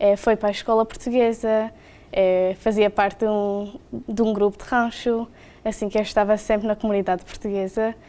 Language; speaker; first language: Portuguese; early bilingual, heritage; Portuguese